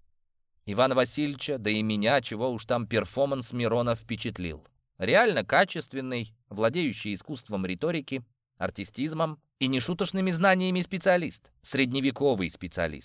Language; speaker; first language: Russian; native; Russian